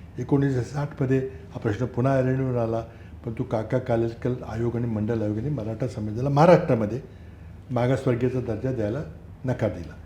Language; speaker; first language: Marathi; native; Marathi